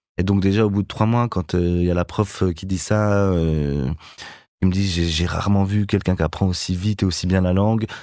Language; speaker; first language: French; native; French